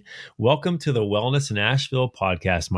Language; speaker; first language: English; native; English